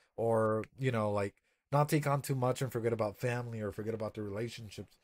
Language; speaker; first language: English; early bilingual, other home language; Spanish